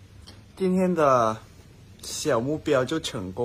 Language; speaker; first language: Chinese; non-native, learner; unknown